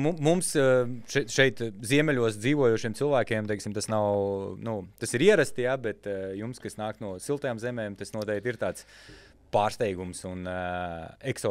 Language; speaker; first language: Latvian; native; Latvian